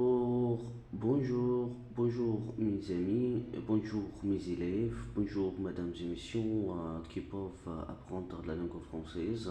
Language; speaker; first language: French; non-native, fluent; Arabic